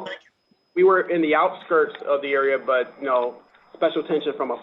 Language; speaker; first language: English; native; English